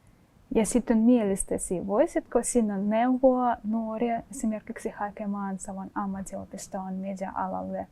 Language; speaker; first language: Finnish; non-native, fluent; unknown